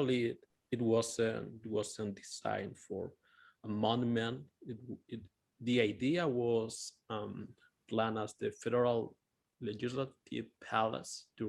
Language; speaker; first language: English; non-native, fluent; Spanish